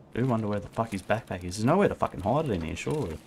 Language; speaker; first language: English; native; English